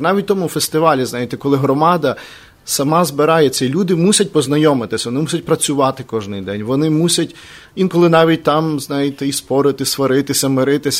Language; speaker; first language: Ukrainian; native; Ukrainian